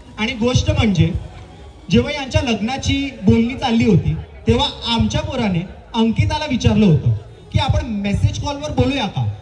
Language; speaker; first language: Marathi; non-native, local second language; Gujarati